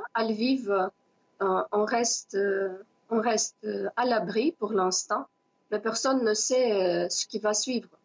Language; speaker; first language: French; non-native, fluent; Ukrainian